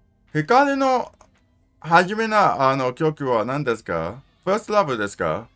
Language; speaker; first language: Japanese; non-native, learner; English